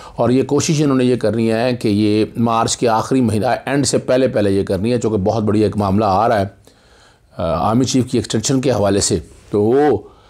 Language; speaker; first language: Urdu; non-native, local second language; Punjabi